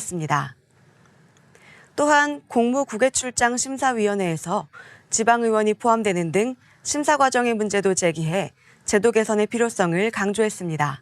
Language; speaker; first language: Korean; native; Korean